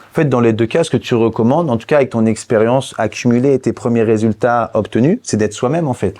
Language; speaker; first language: French; native; French